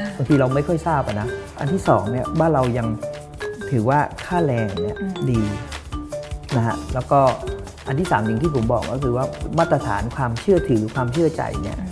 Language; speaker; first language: Thai; native; Thai